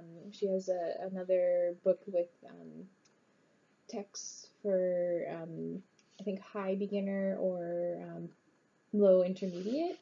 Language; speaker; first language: English; native; English